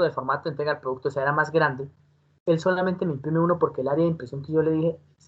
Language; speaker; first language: Spanish; native; Spanish